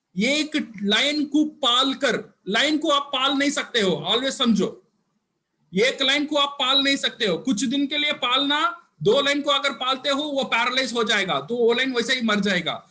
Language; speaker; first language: Hindi; non-native, local second language; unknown